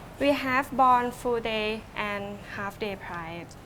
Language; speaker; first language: English; non-native, learner; Thai